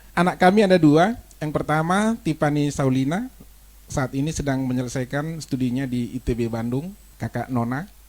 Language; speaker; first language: Indonesian; non-native, local second language; Batak Toba